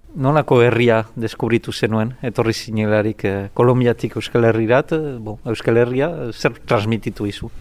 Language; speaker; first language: Basque; native; Basque